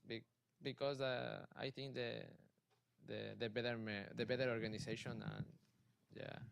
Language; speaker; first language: English; non-native, learner; Spanish